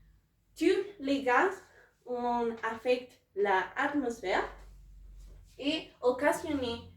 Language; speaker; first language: French; non-native, learner; Spanish